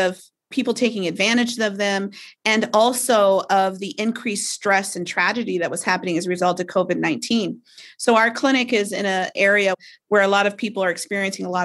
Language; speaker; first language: English; native; English